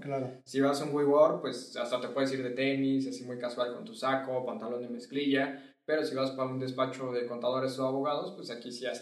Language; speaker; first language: Spanish; native; Spanish